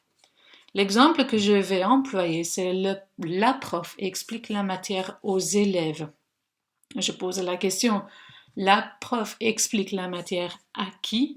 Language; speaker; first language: French; non-native, local second language; Dutch